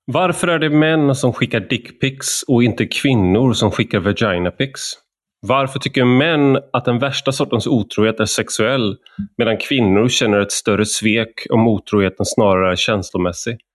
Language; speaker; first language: Swedish; native; Swedish